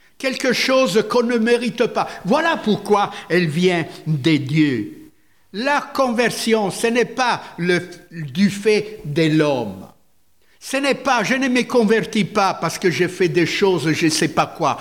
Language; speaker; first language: French; non-native, fluent; Italian